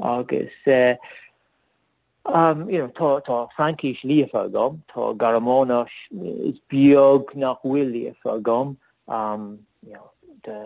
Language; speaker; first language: Irish; non-native, learner; English